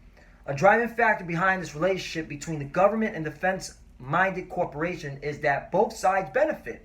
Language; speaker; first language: English; native; English